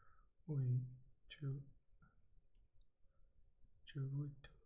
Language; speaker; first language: French; non-native, learner; English